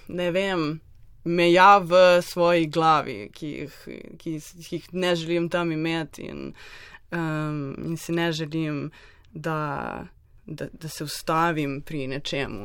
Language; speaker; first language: Slovenian; native; Slovenian